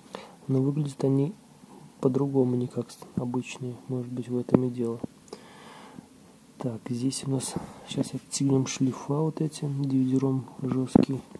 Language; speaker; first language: Russian; native; Russian